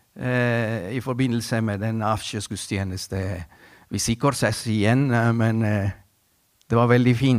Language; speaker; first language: Norwegian; non-native, fluent; Spanish